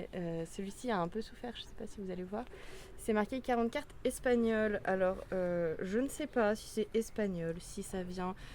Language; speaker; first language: French; native; French